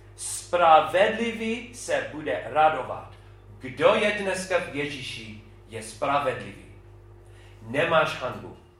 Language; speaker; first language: Czech; non-native, fluent; English